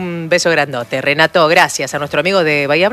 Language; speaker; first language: Spanish; native; Spanish